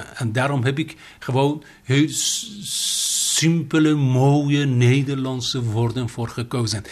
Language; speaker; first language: Dutch; non-native, fluent; Persian